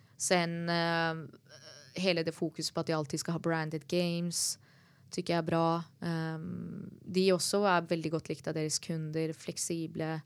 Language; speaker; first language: Norwegian; early bilingual, other home language; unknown